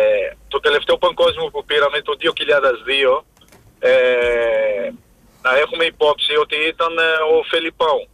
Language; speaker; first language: Greek; non-native, fluent; Portuguese